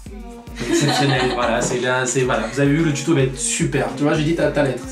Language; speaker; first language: French; native; French